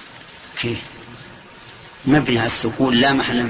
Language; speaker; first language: Arabic; native; Arabic